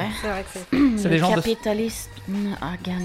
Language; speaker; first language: French; non-native, fluent; Swedish